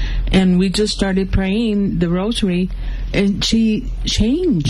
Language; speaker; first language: English; early bilingual, other home language; Spanish